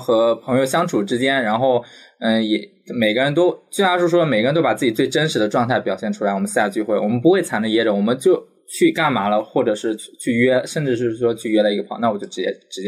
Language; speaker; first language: Chinese; native; Chinese